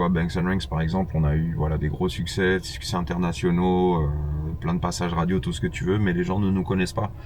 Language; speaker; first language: French; native; French